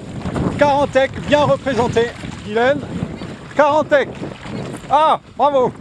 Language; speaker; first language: French; native; French